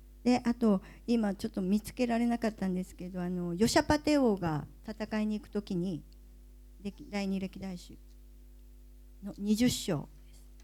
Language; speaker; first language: Japanese; native; Japanese